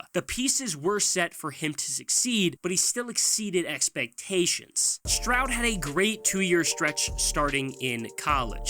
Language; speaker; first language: English; native; English